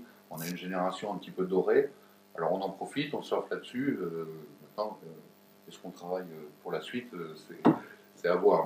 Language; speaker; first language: French; native; French